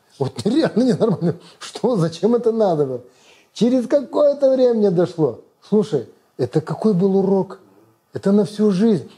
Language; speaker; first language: Russian; non-native, local second language; Kazakh